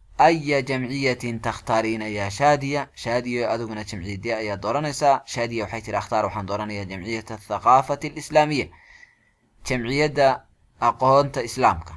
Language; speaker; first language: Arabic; non-native, fluent; Somali